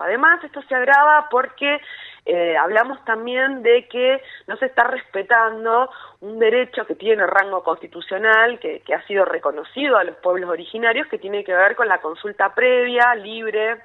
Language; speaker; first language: Spanish; native; Spanish